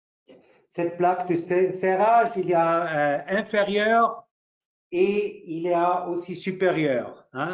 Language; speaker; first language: French; non-native, local second language; German